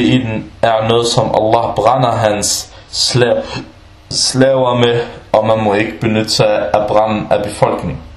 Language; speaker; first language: Danish; early bilingual, other home language; Arabic